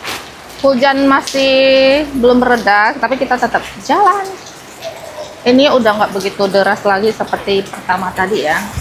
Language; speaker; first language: Indonesian; native; Indonesian